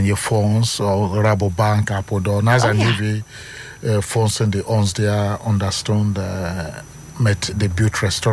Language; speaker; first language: Dutch; non-native, learner; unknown